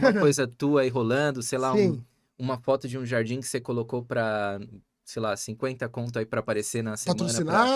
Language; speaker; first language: Portuguese; native; Portuguese